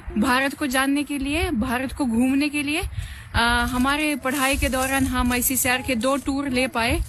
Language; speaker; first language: Hindi; non-native, fluent; Russian